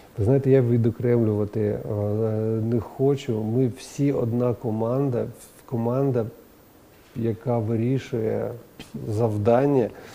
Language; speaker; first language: Ukrainian; non-native, local second language; Russian